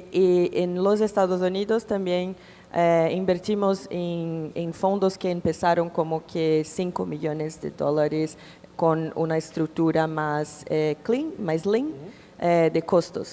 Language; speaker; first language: Spanish; non-native, fluent; Portuguese